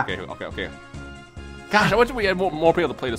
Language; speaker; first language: English; native; English